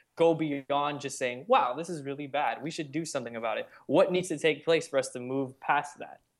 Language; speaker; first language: English; early bilingual, other home language; Hindi